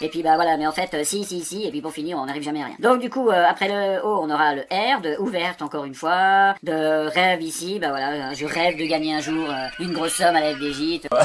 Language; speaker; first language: French; native; French